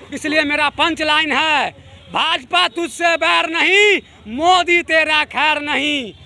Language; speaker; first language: Hindi; native; Hindi